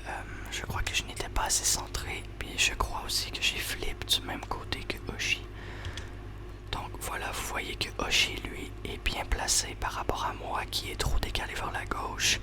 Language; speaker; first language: French; native; French